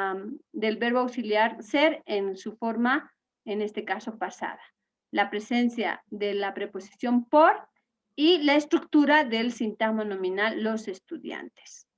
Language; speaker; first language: Spanish; native; Spanish